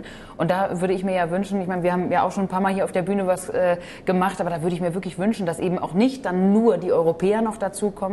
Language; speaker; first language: German; native; German